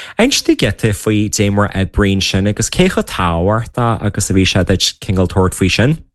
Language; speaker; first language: Irish; native; Irish